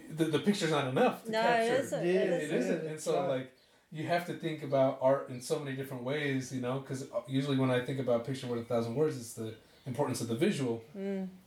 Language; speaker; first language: English; native; English